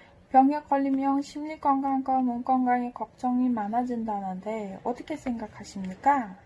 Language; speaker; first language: Korean; non-native, learner; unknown